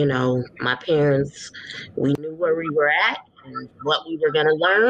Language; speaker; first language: English; native; English